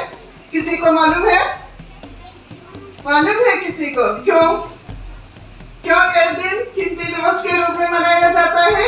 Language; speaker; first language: Hindi; non-native, local second language; Malayalam